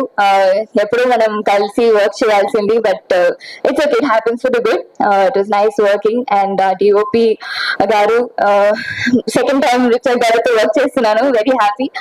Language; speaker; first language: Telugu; non-native, fluent; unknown